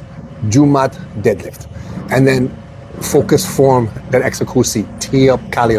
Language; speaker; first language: Indonesian; non-native, learner; English